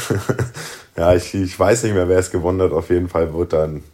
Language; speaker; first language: German; native; German